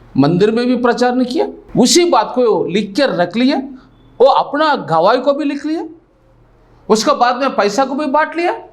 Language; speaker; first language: Hindi; non-native, local second language; Telugu